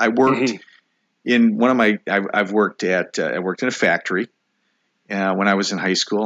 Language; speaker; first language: English; native; English